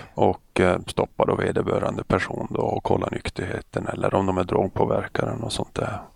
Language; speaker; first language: Swedish; native; Swedish